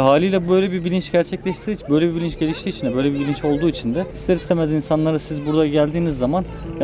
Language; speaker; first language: Turkish; native; Turkish